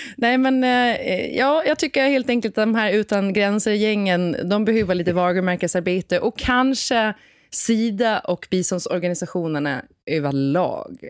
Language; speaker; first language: Swedish; native; Swedish